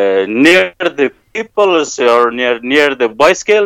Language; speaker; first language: English; non-native, learner; Persian